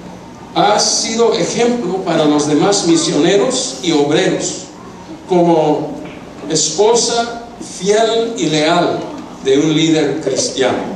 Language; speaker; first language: Spanish; non-native, fluent; English